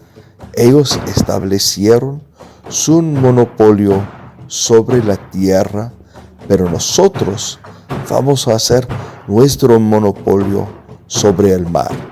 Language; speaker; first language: Spanish; non-native, fluent; English